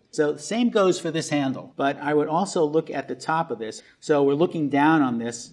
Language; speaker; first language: English; native; English